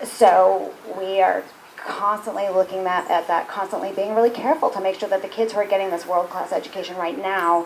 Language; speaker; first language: English; native; English